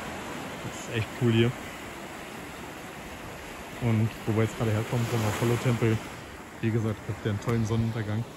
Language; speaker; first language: German; native; German